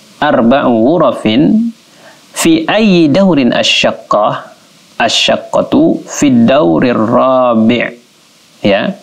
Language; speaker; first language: Arabic; non-native, fluent; Indonesian